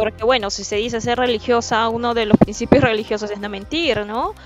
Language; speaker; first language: Spanish; native; Spanish